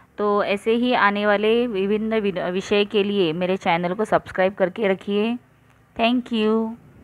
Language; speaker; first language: Hindi; non-native, local second language; Marathi